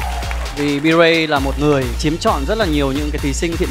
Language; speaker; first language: Vietnamese; native; Vietnamese